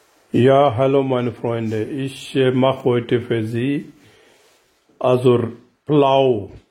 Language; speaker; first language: German; non-native, learner; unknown